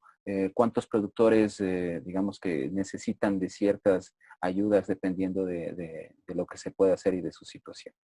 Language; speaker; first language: Spanish; native; Spanish